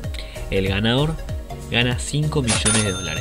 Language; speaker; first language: Spanish; native; Spanish